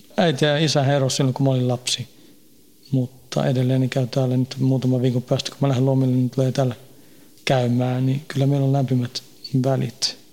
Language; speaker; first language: Finnish; early bilingual, heritage; Finnish